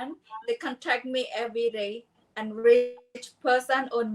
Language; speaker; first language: English; non-native, learner; Thai